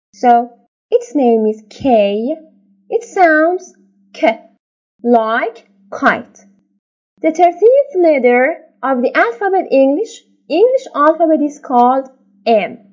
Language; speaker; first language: English; non-native, fluent; Persian